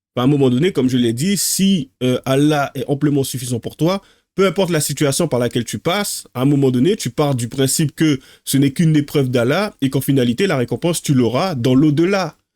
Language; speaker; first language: French; native; French